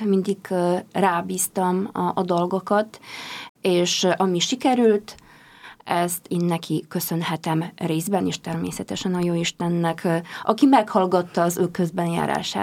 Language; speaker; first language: Hungarian; non-native, fluent; Polish